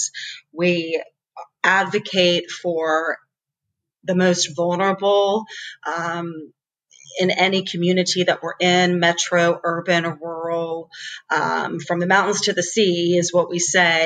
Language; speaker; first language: English; native; English